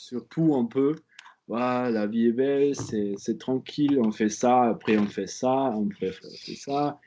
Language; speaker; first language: French; non-native, learner; German